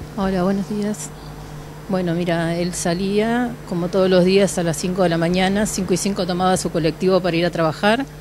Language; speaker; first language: Spanish; native; Spanish